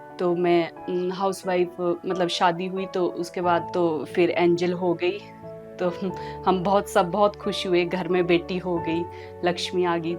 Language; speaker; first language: Hindi; native; Hindi